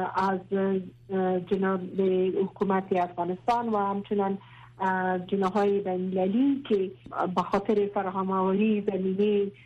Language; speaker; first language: Persian; non-native, local second language; Pashto